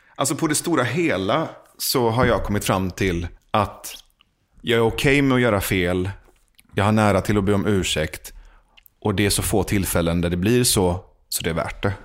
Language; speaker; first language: Swedish; early bilingual, other home language; Persian